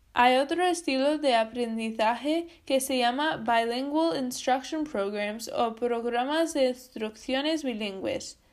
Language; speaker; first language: Spanish; non-native, fluent; English